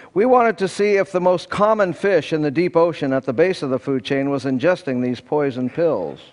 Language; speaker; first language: English; native; English